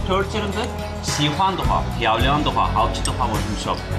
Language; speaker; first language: Chinese; non-native, fluent; Turkish